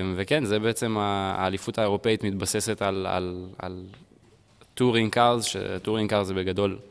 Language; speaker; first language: Hebrew; early bilingual, heritage; Hebrew